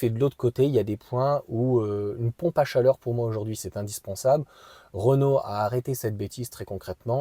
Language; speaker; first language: French; native; French